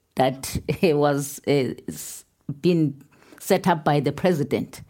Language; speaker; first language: English; non-native, local second language; Xhosa